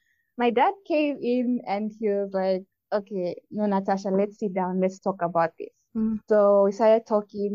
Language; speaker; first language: English; non-native, local second language; Bemba